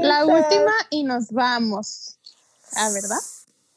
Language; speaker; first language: Spanish; native; Spanish